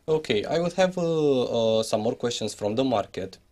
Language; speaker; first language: English; non-native, fluent; Romanian